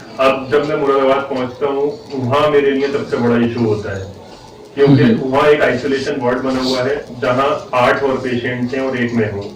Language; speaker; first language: Hindi; native; Hindi